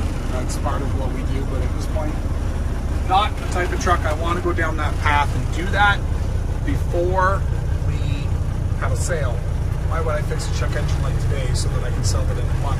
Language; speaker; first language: English; native; English